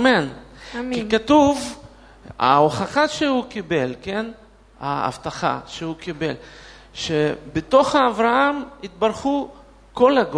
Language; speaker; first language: Hebrew; non-native, fluent; Russian